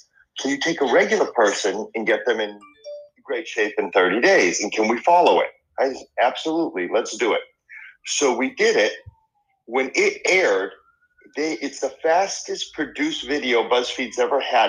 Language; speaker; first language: English; early bilingual, other home language; Spanish